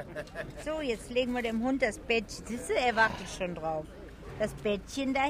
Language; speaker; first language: German; native; German